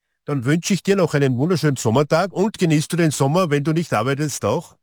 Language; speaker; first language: German; native; German